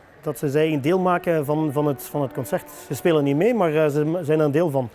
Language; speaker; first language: Dutch; native; Dutch